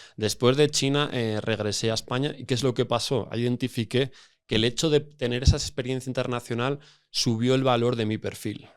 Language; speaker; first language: Spanish; native; Spanish